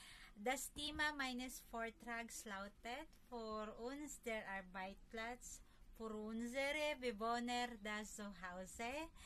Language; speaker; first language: German; non-native, learner; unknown